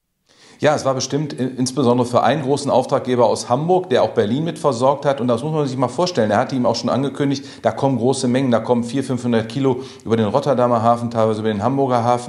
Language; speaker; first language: German; native; German